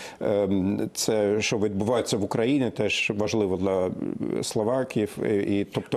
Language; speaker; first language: Ukrainian; non-native, fluent; German